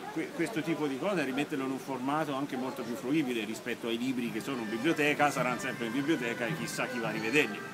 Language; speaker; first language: Italian; native; Italian